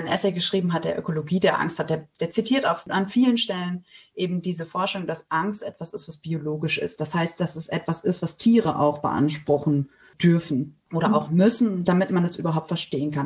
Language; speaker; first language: German; native; German